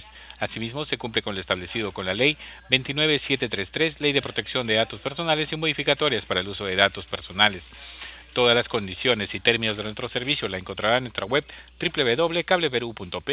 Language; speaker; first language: Spanish; native; Spanish